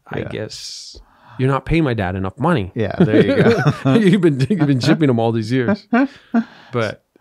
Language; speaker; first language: English; native; English